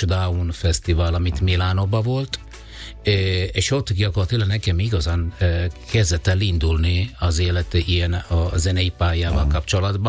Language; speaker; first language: Hungarian; non-native, fluent; Italian